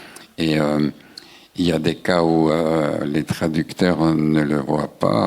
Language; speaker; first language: French; non-native, local second language; German